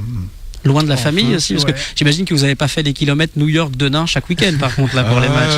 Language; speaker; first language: French; native; French